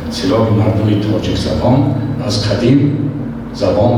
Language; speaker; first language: Persian; native; Persian